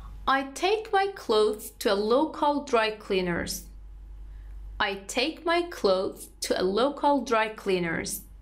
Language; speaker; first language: English; non-native, fluent; Persian